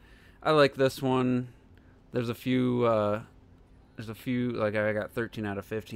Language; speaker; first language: English; native; English